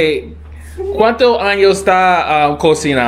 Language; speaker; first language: Spanish; non-native, learner; English